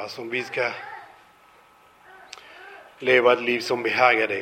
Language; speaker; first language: Swedish; non-native, fluent; Spanish